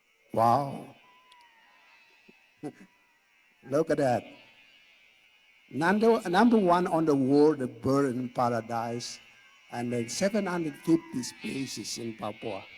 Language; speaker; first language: English; non-native, learner; Indonesian